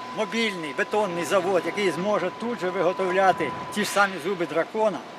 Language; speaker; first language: Ukrainian; native; Ukrainian